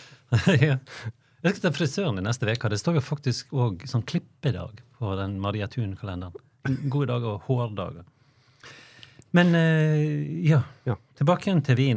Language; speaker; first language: Norwegian; native; Norwegian